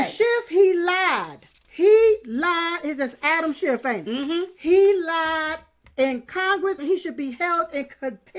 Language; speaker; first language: English; native; English